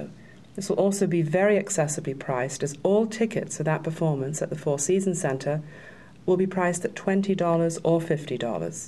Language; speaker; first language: English; native; English